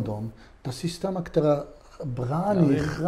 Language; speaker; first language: Czech; non-native, fluent; Hebrew